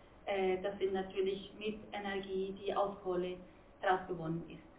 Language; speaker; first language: German; non-native, fluent; Spanish